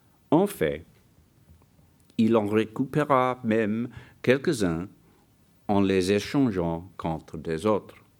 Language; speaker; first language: French; non-native, fluent; English